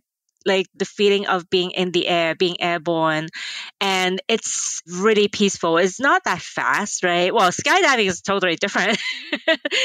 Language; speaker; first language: English; non-native, local second language; Cantonese